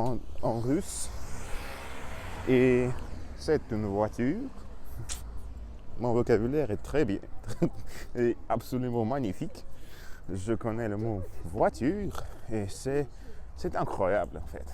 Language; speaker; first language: French; non-native, learner; Russian